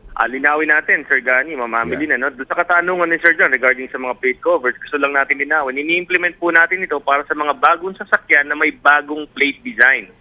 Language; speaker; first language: Filipino; native; Filipino